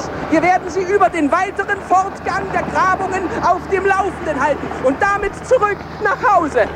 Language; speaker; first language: German; native; German